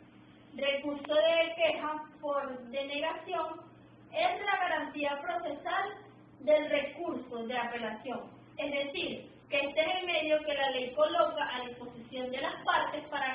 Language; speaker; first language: Spanish; native; Spanish